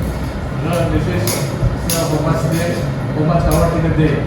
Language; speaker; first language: English; non-native, learner; Indonesian